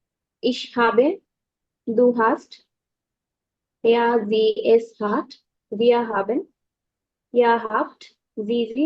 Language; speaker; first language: German; non-native, learner; Bangla